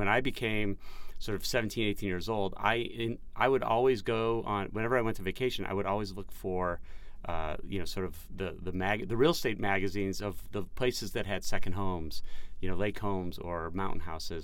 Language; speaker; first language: English; native; English